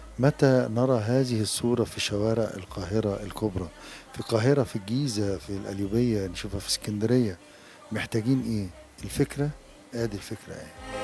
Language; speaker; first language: Arabic; native; Arabic